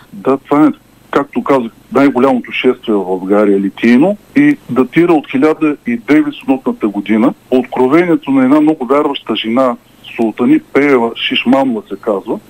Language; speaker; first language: Bulgarian; native; Bulgarian